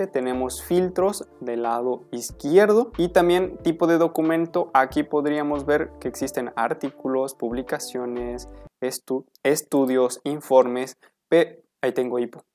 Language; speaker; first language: Spanish; native; Spanish